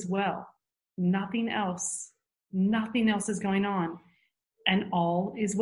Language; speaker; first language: English; native; English